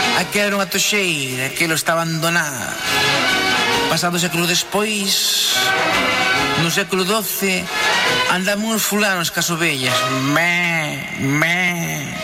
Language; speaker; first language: Galician; native; Galician